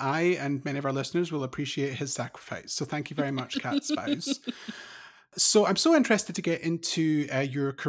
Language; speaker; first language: English; native; English